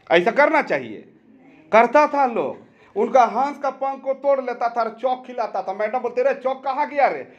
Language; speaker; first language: Hindi; native; Hindi